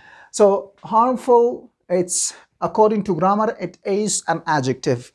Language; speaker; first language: English; non-native, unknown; Persian